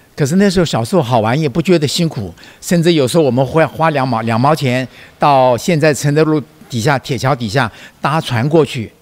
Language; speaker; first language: Chinese; native; Chinese